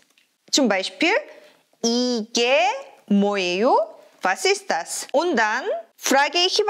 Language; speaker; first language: German; non-native, fluent; Korean